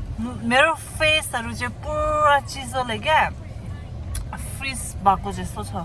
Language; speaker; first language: Nepali; non-native, local second language; Tibetan